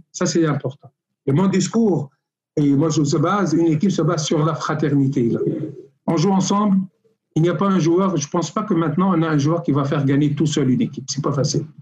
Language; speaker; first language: French; non-native, local second language; Arabic